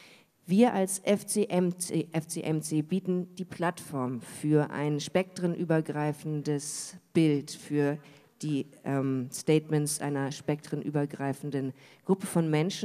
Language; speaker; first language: German; native; German